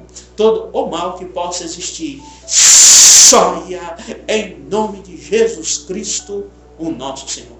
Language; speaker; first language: Portuguese; native; Portuguese